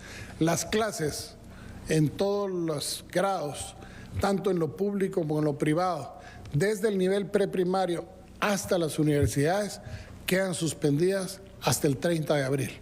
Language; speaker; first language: Spanish; native; Spanish